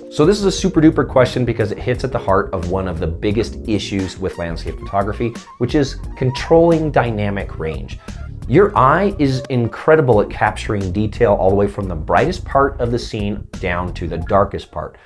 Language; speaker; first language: English; native; English